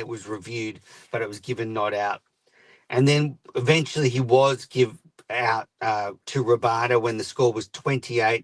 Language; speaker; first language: English; native; English